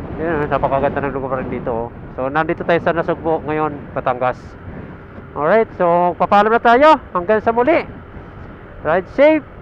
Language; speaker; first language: Filipino; native; Filipino